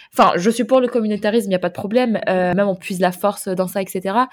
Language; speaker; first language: French; non-native, fluent; Arabic